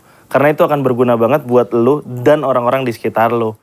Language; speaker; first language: Indonesian; native; Indonesian